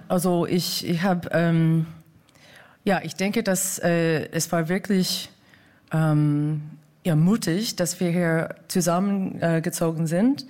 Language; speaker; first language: German; non-native, fluent; English